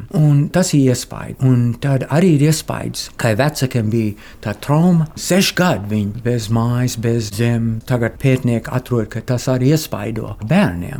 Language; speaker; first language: Latvian; early bilingual, heritage; Latvian